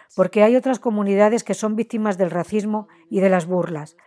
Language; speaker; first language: Spanish; non-native, fluent; Chinese